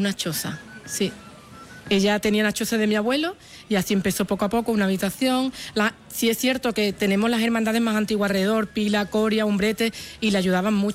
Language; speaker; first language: Spanish; native; Spanish